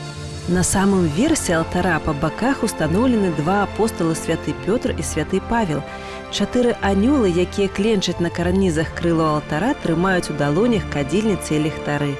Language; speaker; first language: Belarusian; native; Belarusian